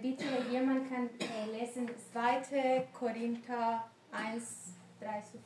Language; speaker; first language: German; non-native, learner; Spanish